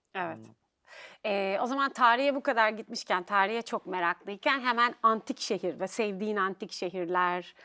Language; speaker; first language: Turkish; native; Turkish